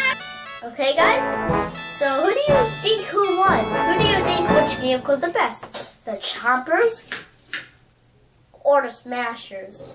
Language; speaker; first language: English; native; English